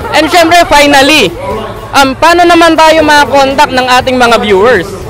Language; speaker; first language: Filipino; native; Filipino